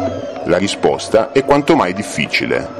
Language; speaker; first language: Italian; native; Italian